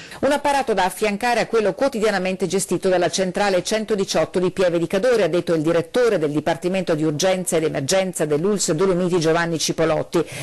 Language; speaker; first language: Italian; native; Italian